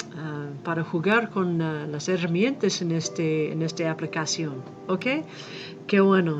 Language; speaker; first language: Spanish; non-native, fluent; English